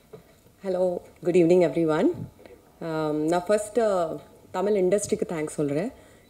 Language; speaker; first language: Tamil; non-native, learner; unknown